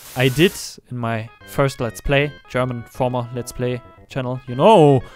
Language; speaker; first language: English; non-native, learner; German